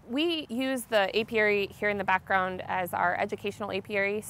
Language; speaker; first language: English; native; English